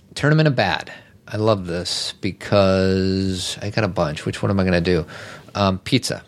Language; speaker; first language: English; native; English